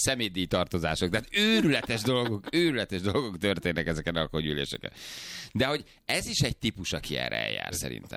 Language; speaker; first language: Hungarian; native; Hungarian